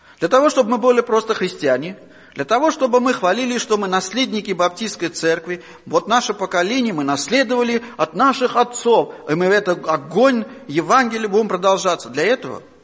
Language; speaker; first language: Russian; non-native, local second language; Armenian